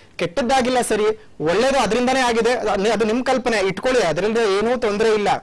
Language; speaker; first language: Kannada; native; Kannada